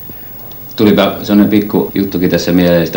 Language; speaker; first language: Finnish; native; Finnish